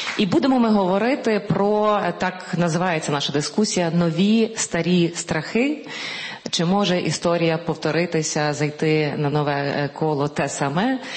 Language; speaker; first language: Ukrainian; native; Ukrainian